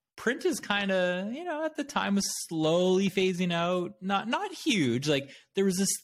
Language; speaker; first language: English; native; English